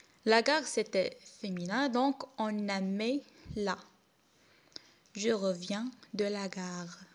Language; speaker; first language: French; non-native, local second language; Arabic